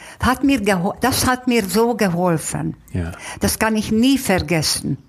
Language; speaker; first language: German; non-native, fluent; Hungarian